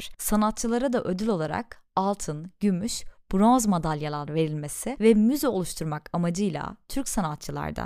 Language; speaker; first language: Turkish; native; Turkish